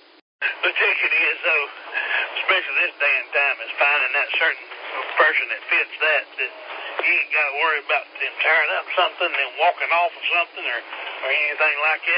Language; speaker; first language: English; native; English